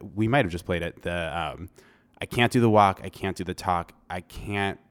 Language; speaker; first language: English; native; English